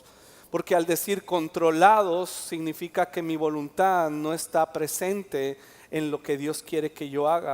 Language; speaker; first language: Spanish; native; Spanish